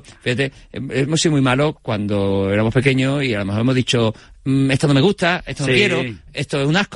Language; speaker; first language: Spanish; native; Spanish